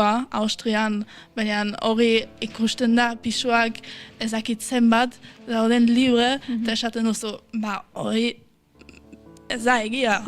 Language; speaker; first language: Basque; non-native, fluent; German